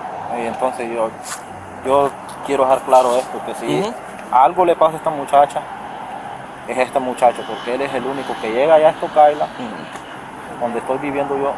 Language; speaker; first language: Spanish; native; Spanish